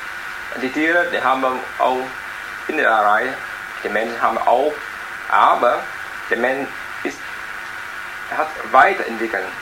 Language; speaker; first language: German; non-native, learner; Vietnamese